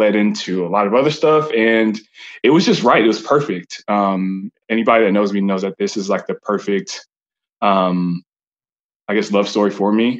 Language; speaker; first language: English; native; English